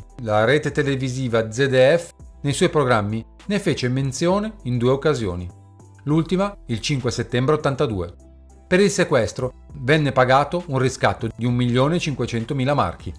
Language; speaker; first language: Italian; native; Italian